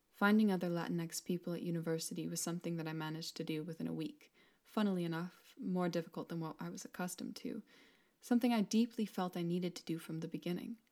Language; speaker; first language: English; non-native, fluent; Spanish